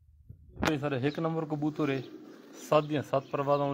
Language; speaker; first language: Hindi; non-native, local second language; Punjabi